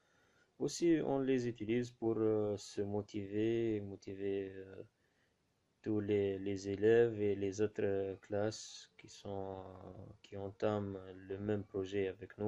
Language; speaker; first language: French; non-native, local second language; Arabic